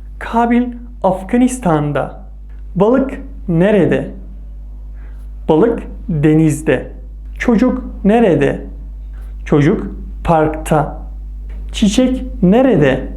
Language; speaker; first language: Turkish; non-native, fluent; Persian